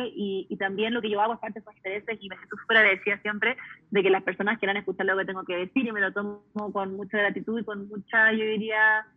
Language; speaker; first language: Spanish; early bilingual, heritage; Spanish